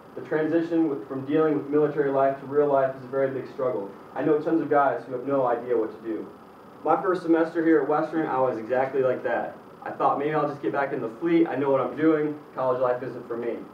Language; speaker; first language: English; native; English